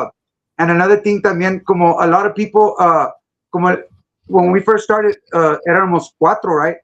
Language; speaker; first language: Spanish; early bilingual, heritage; Spanish